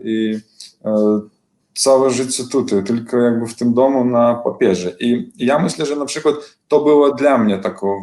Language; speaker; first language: Polish; non-native, learner; Belarusian